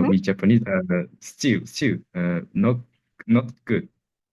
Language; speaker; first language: English; non-native, learner; Japanese